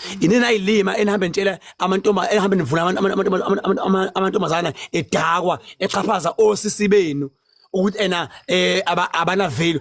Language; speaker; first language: Zulu; native; Zulu